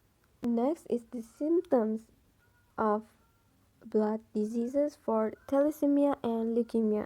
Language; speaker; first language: English; non-native, local second language; Malay